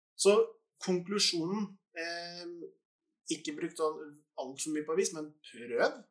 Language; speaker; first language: Norwegian; native; Norwegian